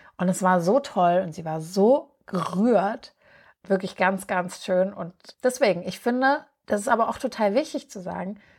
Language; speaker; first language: German; native; German